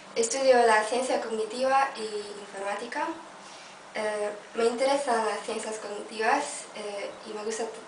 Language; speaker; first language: Spanish; non-native, fluent; Polish